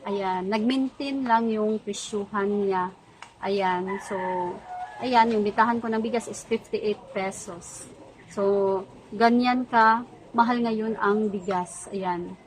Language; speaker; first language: Filipino; non-native, local second language; Cebuano